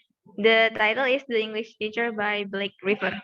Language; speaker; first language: English; non-native, learner; Indonesian